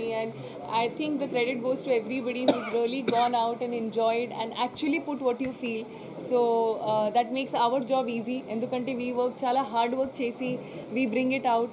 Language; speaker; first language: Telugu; non-native, learner; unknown